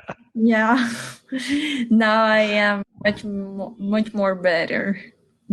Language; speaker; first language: English; non-native, learner; Portuguese